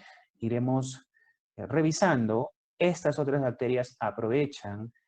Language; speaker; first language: Spanish; native; Spanish